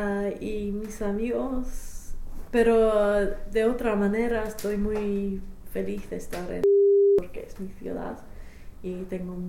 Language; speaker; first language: Spanish; non-native, fluent; English